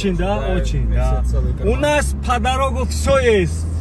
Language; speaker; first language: Russian; non-native, local second language; Tajik